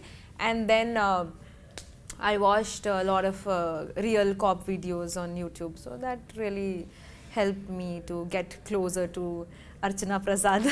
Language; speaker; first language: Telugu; non-native, learner; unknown